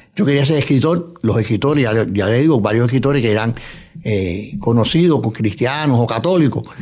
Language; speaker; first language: Spanish; native; Spanish